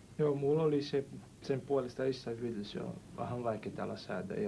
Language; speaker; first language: Finnish; non-native, learner; Portuguese